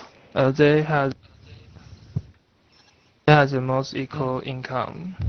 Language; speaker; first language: English; non-native, learner; Chinese